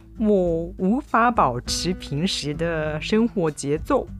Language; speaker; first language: Chinese; non-native, fluent; Japanese